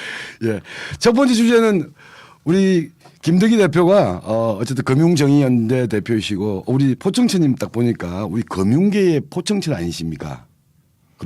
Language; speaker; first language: Korean; native; Korean